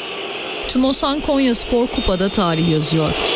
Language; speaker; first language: Turkish; native; Turkish